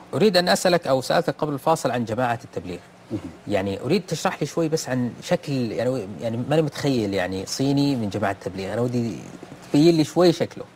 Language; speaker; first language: Arabic; native; Arabic